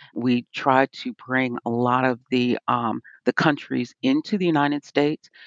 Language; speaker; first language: English; native; English